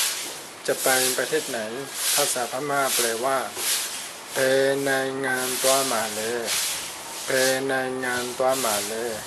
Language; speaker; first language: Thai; non-native, fluent; Burmese